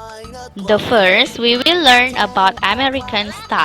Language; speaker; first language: English; non-native, fluent; Indonesian